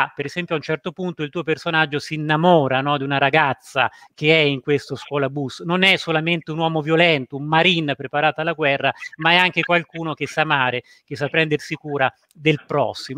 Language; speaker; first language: Italian; native; Italian